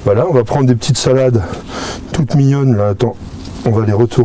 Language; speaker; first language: French; native; French